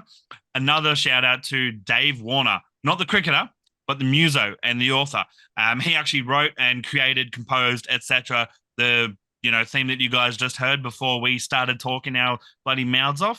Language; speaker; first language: English; native; English